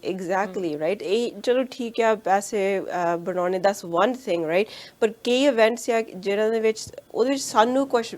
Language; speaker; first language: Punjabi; early bilingual, heritage; Punjabi